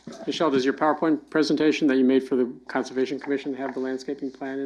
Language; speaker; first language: English; native; English